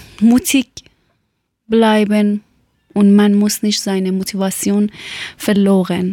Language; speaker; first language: German; non-native, learner; Persian